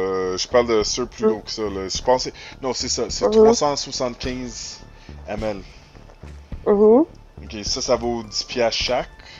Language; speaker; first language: French; native; French